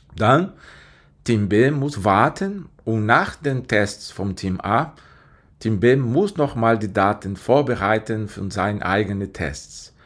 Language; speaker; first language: German; non-native, fluent; Portuguese